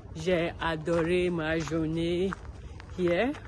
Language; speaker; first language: French; non-native, learner; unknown